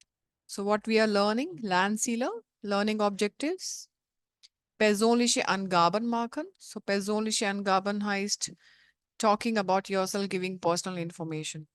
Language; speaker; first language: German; non-native, fluent; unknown